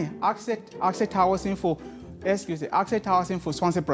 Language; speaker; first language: German; non-native, learner; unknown